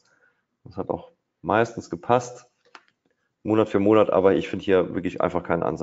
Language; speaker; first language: German; native; German